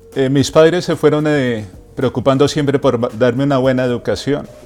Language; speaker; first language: Spanish; native; Spanish